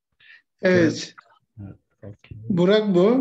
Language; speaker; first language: Turkish; native; Turkish